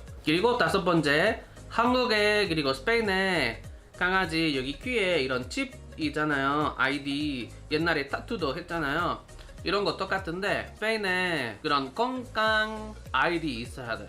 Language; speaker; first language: Korean; non-native, learner; Spanish